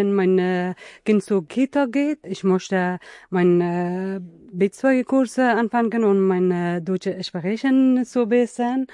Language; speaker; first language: German; non-native, learner; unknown